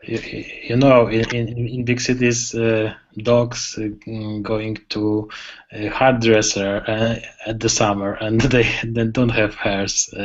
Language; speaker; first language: English; non-native, learner; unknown